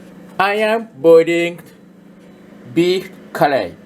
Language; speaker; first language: English; non-native, learner; Japanese